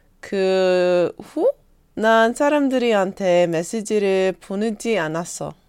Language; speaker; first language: Korean; non-native, learner; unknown